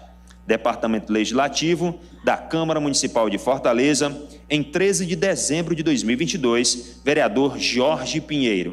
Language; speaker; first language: Portuguese; native; Portuguese